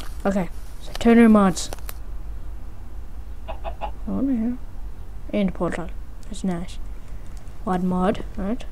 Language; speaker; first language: English; native; English